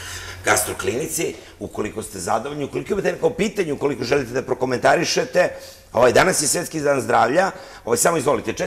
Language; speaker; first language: Serbian; native; Serbian